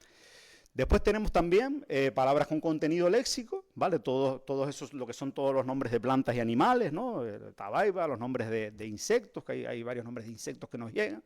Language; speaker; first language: Spanish; native; Spanish